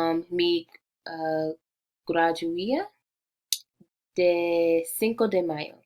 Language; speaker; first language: Spanish; non-native, learner; English